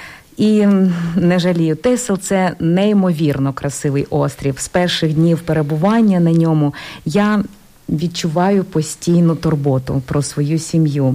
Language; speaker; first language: Ukrainian; native; Ukrainian